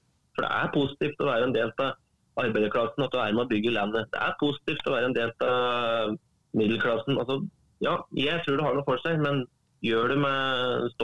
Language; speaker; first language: Norwegian; native; Norwegian